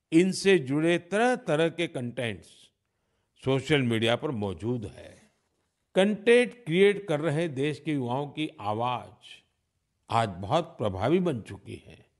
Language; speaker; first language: Hindi; non-native, local second language; Gujarati